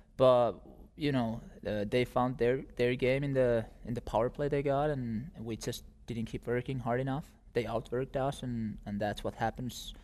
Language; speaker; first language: English; non-native, fluent; Finnish